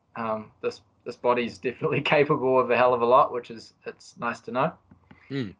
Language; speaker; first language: English; native; English